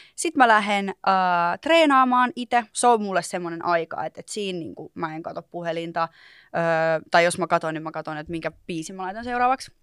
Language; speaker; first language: Finnish; native; Finnish